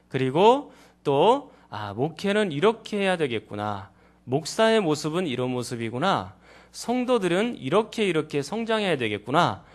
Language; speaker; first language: Korean; native; Korean